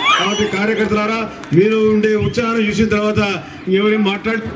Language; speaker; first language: Telugu; native; Telugu